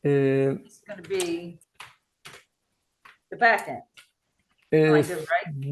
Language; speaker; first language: English; native; English